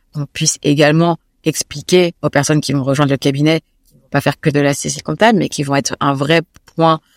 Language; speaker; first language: French; native; French